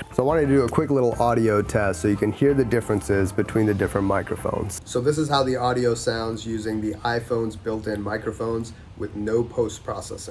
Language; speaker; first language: English; native; English